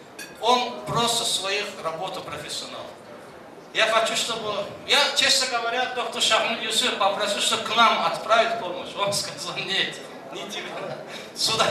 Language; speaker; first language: Russian; non-native, fluent; Azerbaijani